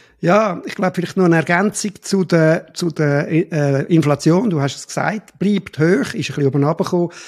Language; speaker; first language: German; native; German